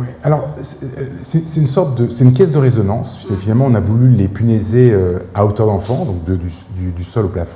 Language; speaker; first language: French; native; French